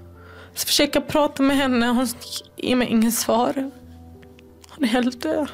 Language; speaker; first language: Swedish; non-native, fluent; Kurdish